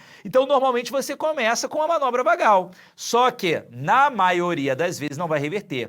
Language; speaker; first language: Portuguese; native; Portuguese